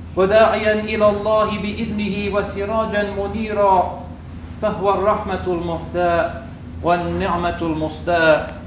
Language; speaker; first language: Arabic; non-native, fluent; English